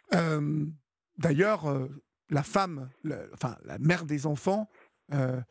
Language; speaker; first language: French; native; French